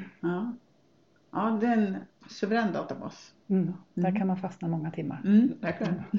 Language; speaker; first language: Swedish; native; Swedish